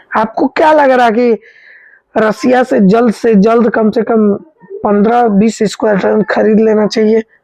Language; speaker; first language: Hindi; native; Hindi